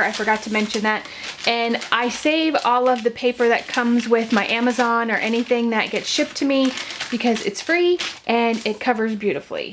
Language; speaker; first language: English; native; English